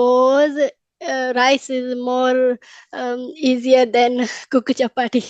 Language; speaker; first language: English; non-native, learner; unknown